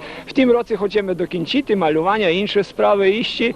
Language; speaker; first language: Polish; non-native, local second language; Rusyn